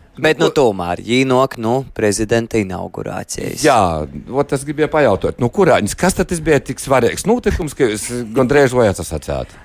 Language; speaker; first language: Latvian; native; Latvian